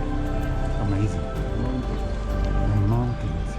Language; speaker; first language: English; non-native, learner; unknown